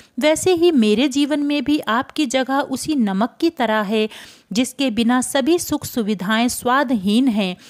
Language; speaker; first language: Hindi; native; Hindi